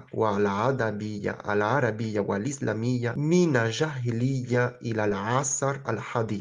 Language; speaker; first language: Arabic; non-native, fluent; Spanish